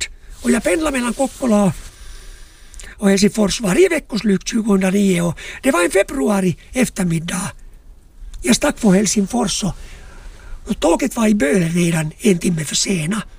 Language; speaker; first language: Swedish; non-native, local second language; Finnish